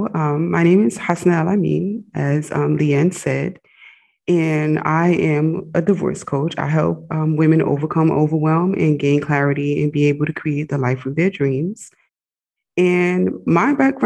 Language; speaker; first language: English; native; English